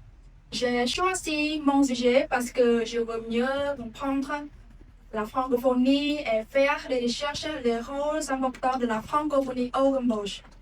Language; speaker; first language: French; non-native, learner; Khmer